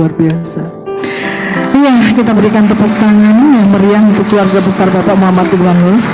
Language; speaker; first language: Indonesian; native; Indonesian